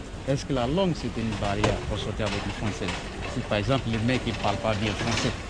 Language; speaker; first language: French; non-native, learner; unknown